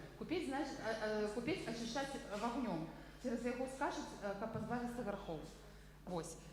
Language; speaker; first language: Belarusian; non-native, local second language; Russian